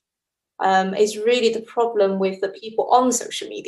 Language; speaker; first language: English; early bilingual, other home language; Chinese